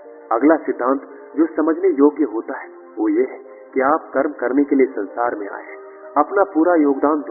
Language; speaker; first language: Hindi; native; Hindi